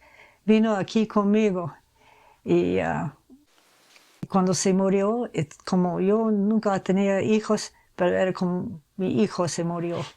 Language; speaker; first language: Spanish; non-native, fluent; English